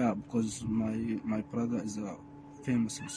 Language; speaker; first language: English; non-native, learner; Arabic